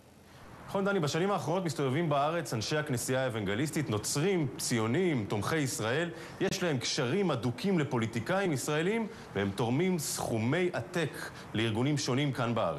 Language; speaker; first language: Hebrew; native; Hebrew